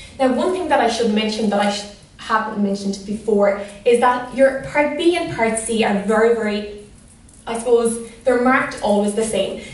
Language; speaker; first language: English; native; English